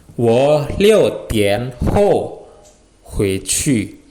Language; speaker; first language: Chinese; non-native, fluent; Indonesian